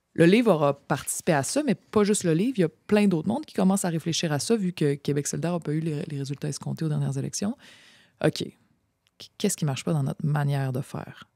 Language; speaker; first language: French; native; French